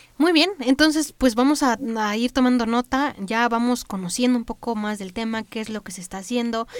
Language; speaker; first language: Spanish; native; Spanish